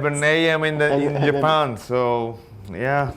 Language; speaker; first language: English; non-native, learner; Japanese